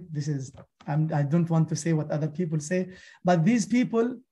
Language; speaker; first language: English; non-native, fluent; Arabic